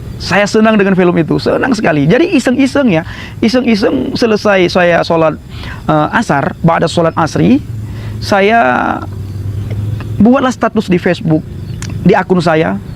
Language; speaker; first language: Indonesian; non-native, local second language; Achinese